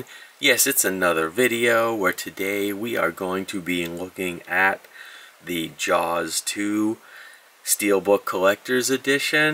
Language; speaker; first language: English; native; English